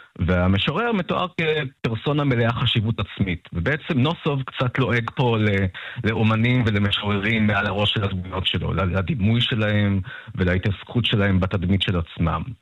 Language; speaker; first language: Hebrew; early bilingual, other home language; Russian